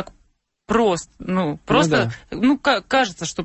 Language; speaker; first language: Russian; native; Russian